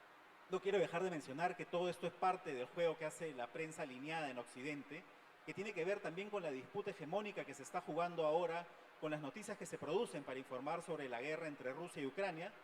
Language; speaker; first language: Spanish; native; Spanish